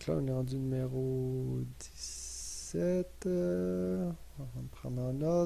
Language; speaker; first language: French; native; French